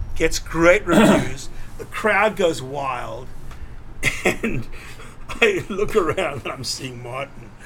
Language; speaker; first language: English; native; English